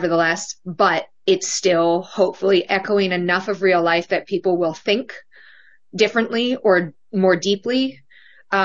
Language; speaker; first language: English; native; English